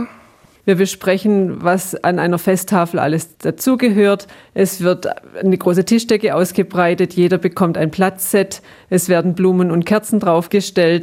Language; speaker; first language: German; native; German